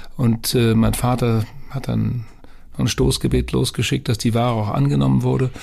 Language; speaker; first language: German; native; German